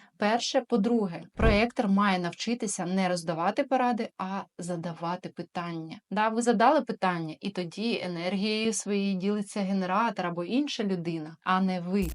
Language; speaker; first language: Ukrainian; non-native, local second language; Russian